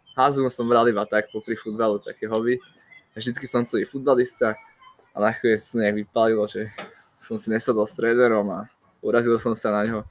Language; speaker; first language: Slovak; native; Slovak